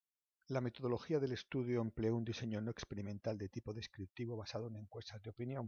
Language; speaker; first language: Spanish; native; Spanish